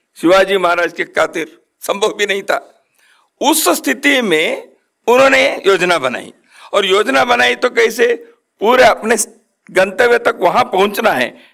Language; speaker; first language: Hindi; non-native, local second language; Kannada